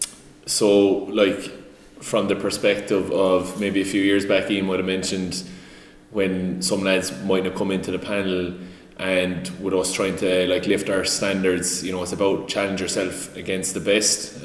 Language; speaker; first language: English; native; English